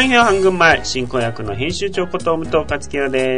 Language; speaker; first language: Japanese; native; Japanese